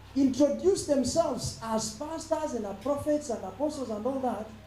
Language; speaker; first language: English; non-native, local second language; Swahili